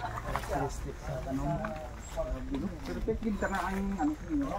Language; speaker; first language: Filipino; non-native, local second language; Hiligaynon